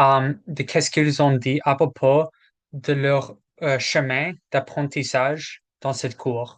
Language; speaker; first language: French; non-native, learner; English